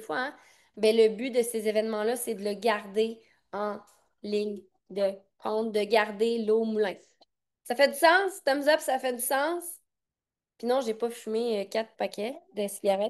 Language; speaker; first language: French; native; French